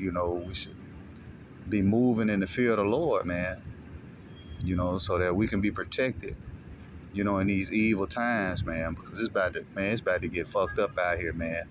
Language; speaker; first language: English; native; English